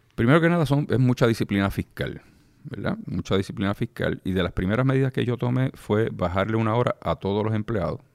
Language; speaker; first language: Spanish; native; Spanish